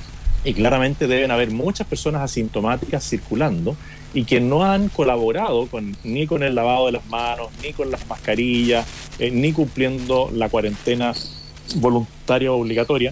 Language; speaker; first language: Spanish; native; Spanish